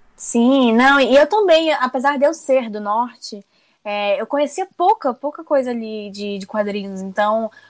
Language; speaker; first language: Portuguese; native; Portuguese